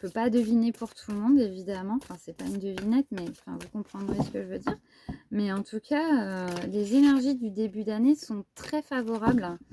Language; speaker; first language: French; native; French